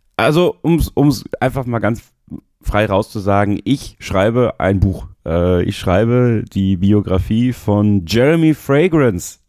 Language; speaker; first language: German; native; German